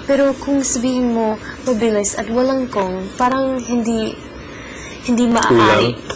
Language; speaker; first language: Filipino; early bilingual, heritage; English